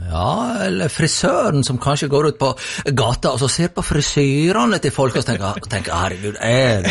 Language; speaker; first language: Norwegian; native; Norwegian